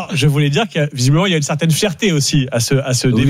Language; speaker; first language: French; native; French